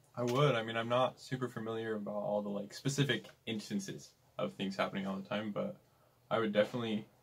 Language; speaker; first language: English; native; English